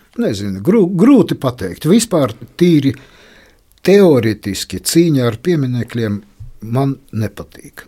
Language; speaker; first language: Latvian; non-native, local second language; Russian